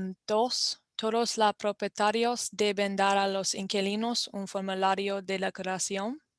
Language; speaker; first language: Spanish; non-native, fluent; English